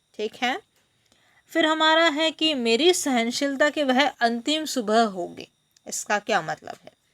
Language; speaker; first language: Hindi; non-native, local second language; Bangla